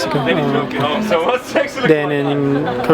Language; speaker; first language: English; non-native, learner; Spanish